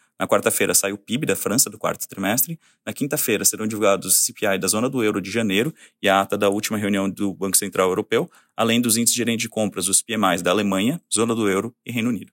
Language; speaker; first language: Portuguese; native; Portuguese